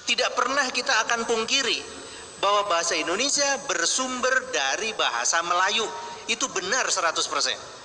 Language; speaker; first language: Indonesian; native; Indonesian